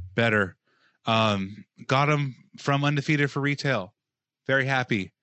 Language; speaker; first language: English; native; English